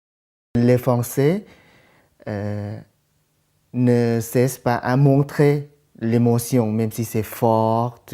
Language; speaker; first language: French; non-native, fluent; Thai